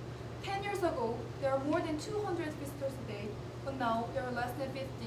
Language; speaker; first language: English; non-native, learner; Korean